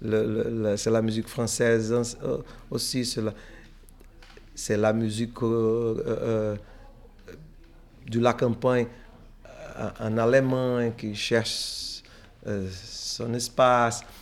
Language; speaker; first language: French; non-native, fluent; Portuguese